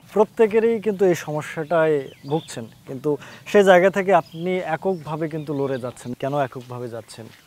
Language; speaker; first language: Bangla; native; Bangla